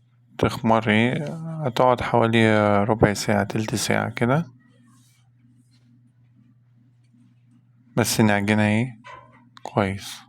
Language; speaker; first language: Arabic; native; Arabic